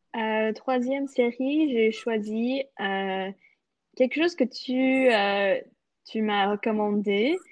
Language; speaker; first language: French; non-native, local second language; English